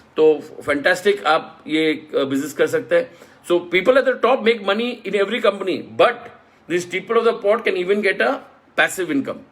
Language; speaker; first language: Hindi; non-native, local second language; Marathi